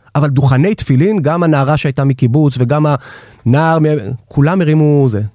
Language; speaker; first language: Hebrew; native; Hebrew